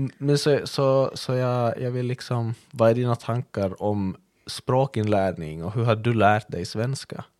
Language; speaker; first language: Swedish; native; Swedish